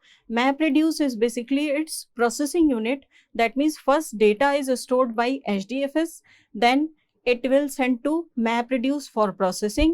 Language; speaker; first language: English; non-native, local second language; Hindi